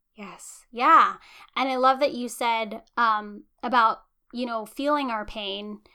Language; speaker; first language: English; native; English